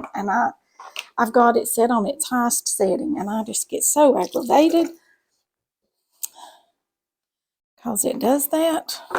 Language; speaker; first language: English; native; English